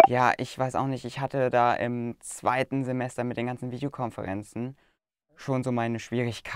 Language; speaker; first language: German; native; German